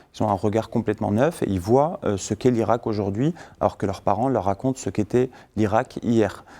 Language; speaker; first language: French; early bilingual, other home language; Syriac